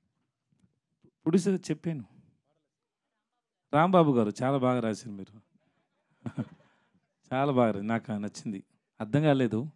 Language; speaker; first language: Telugu; non-native, learner; Tamil